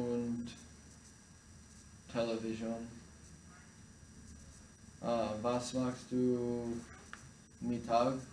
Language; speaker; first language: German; non-native, learner; English